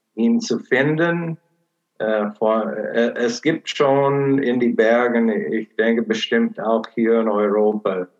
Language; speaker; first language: German; non-native, fluent; English